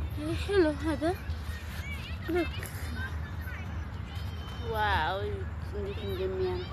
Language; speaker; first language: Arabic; non-native, learner; Amharic